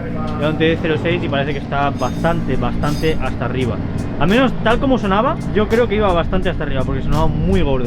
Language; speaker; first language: Spanish; native; Spanish